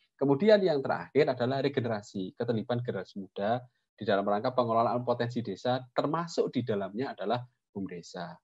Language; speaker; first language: Indonesian; non-native, local second language; Javanese